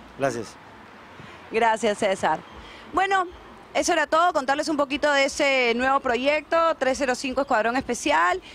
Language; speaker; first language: Spanish; native; Spanish